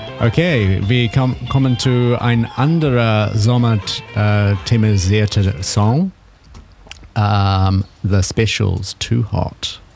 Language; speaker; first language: German; non-native, learner; English